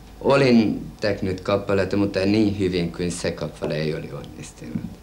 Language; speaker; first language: Finnish; non-native, learner; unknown